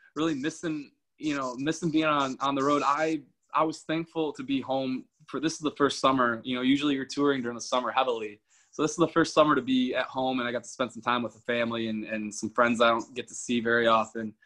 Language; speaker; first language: English; native; English